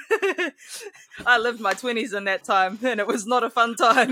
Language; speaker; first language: English; native; English